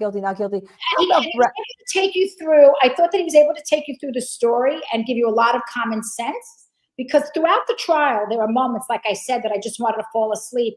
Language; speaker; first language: English; native; English